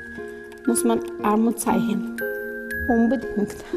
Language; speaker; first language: German; non-native, learner; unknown